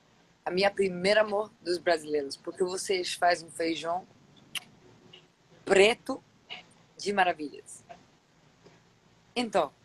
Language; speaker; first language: Portuguese; non-native, fluent; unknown